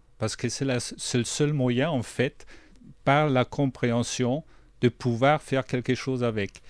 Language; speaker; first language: French; non-native, fluent; German